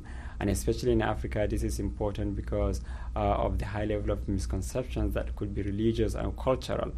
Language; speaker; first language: English; non-native, local second language; Hausa